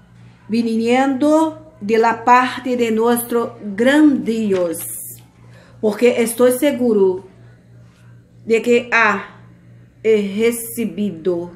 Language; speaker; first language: Spanish; non-native, fluent; Portuguese